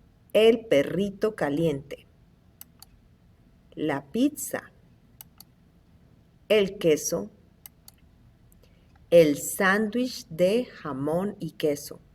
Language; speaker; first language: Spanish; non-native, fluent; English